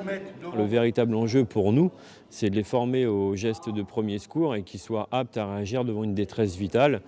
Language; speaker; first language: French; native; French